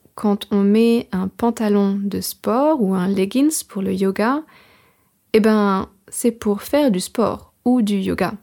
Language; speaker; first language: French; native; French